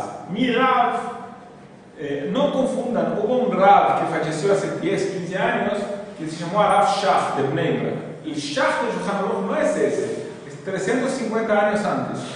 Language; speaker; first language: Spanish; non-native, fluent; Portuguese